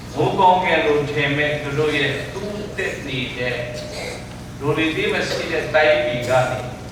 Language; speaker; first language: Burmese; non-native, local second language; Tedim Chin